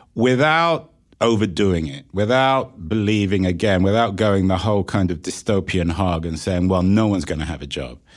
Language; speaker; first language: English; native; English